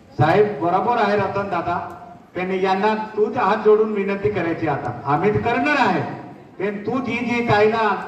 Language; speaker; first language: Marathi; non-native, local second language; Bhili